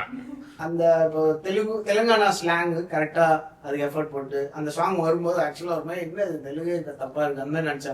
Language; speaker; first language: Tamil; native; Tamil